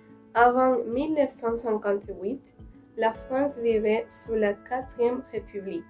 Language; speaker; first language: French; non-native, learner; Spanish